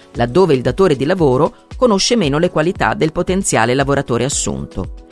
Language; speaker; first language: Italian; native; Italian